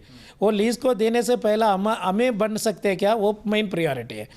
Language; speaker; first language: Hindi; non-native, local second language; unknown